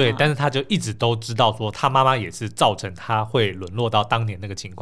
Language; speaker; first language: Chinese; native; Chinese